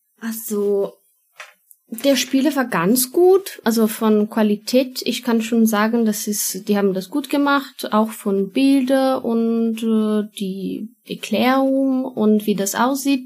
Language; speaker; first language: German; non-native, learner; Portuguese